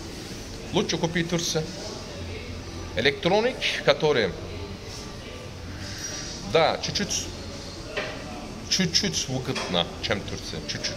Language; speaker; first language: Russian; non-native, learner; Turkish